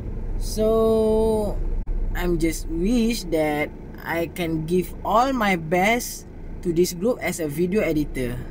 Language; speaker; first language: English; non-native, learner; Malay